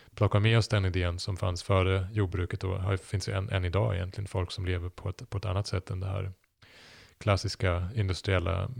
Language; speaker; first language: Swedish; non-native, fluent; German